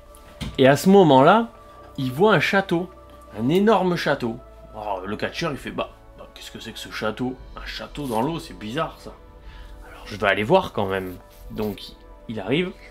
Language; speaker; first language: French; native; French